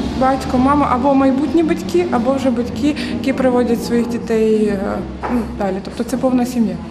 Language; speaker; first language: Ukrainian; non-native, local second language; Russian